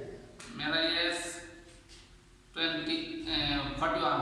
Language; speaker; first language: Hindi; non-native, learner; Bangla